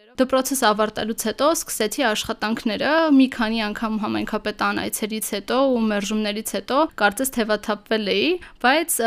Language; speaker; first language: Armenian; native; Armenian